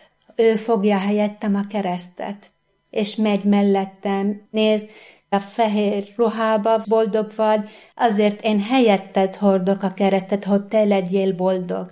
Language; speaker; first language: Hungarian; non-native, fluent; Arabic